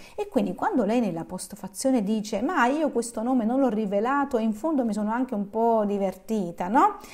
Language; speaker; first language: Italian; native; Italian